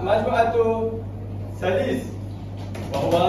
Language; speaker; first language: Arabic; non-native, learner; Malay